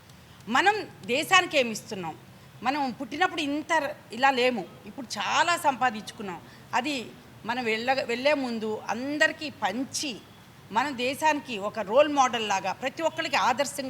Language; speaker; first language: Telugu; native; Telugu